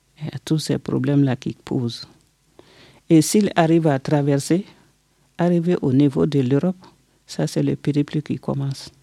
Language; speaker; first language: French; non-native, local second language; Bambara